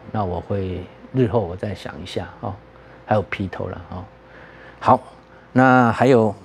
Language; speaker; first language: Chinese; native; Chinese